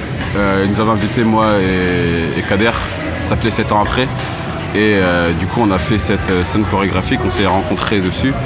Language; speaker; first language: French; native; French